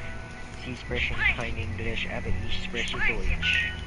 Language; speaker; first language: German; non-native, learner; English